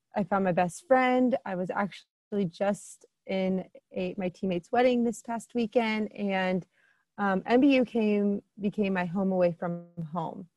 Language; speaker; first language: English; native; English